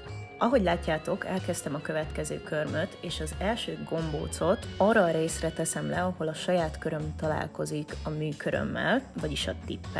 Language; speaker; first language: Hungarian; native; Hungarian